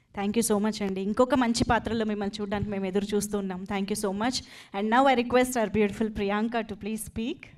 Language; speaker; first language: Telugu; native; Telugu